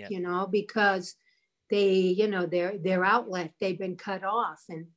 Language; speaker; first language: English; native; English